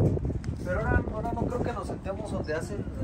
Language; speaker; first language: Spanish; native; Spanish